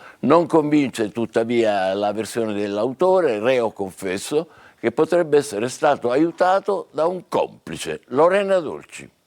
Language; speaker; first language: Italian; native; Italian